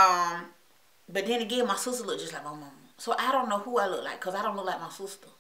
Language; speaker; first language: English; native; English